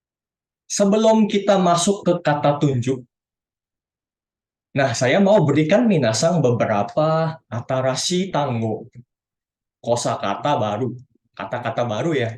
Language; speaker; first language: Indonesian; native; Indonesian